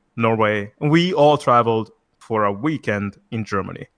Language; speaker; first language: English; non-native, fluent; Italian